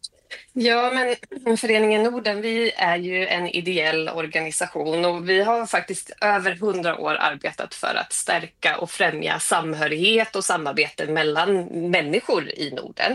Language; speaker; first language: Swedish; native; Swedish